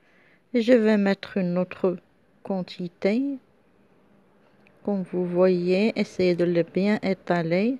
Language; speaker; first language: French; non-native, local second language; Arabic